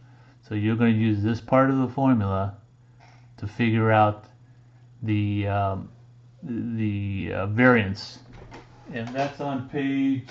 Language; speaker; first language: English; native; English